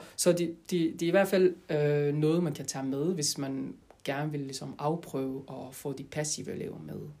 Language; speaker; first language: Danish; non-native, fluent; French